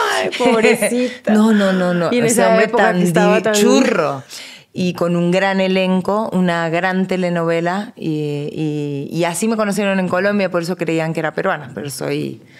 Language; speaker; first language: Spanish; native; Spanish